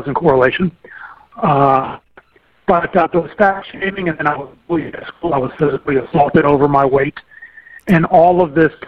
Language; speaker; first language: English; native; English